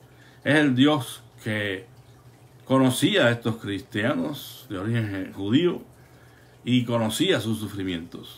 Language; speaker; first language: Spanish; native; Spanish